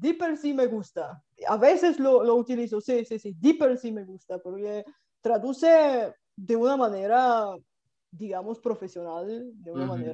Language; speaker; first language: Spanish; non-native, fluent; Bulgarian